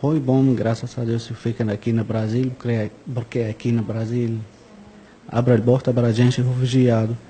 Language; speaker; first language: Portuguese; non-native, learner; Arabic